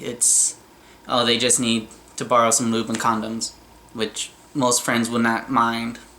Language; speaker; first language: English; native; English